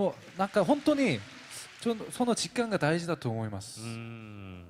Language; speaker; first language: Japanese; non-native, learner; Korean